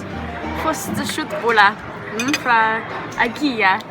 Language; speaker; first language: Swedish; non-native, learner; English